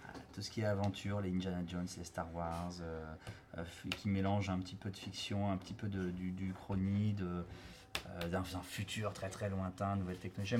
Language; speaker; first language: French; native; French